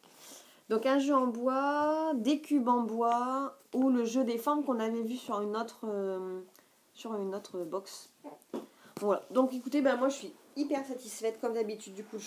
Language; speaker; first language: French; native; French